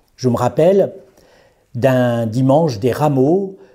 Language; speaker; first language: French; native; French